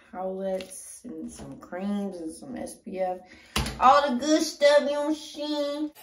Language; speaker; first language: English; native; English